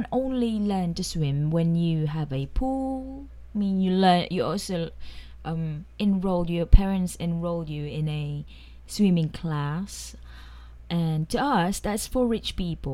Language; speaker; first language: English; non-native, local second language; Filipino